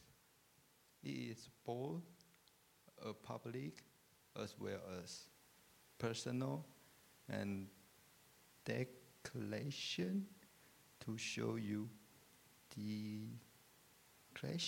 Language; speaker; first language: English; non-native, learner; Chinese